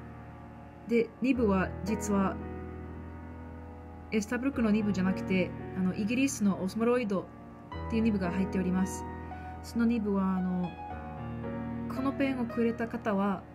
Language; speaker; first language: Japanese; non-native, fluent; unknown